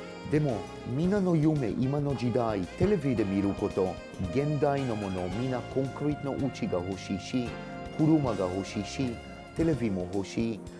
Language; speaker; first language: Japanese; non-native, fluent; Hebrew